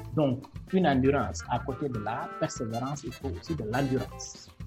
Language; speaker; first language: French; non-native, local second language; Wolof